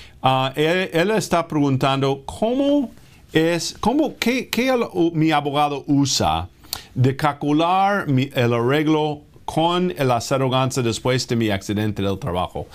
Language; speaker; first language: Spanish; non-native, fluent; English